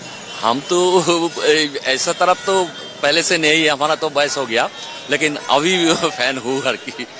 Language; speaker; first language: Hindi; non-native, local second language; Bangla